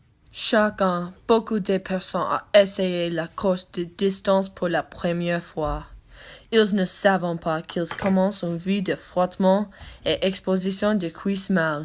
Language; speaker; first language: French; non-native, learner; English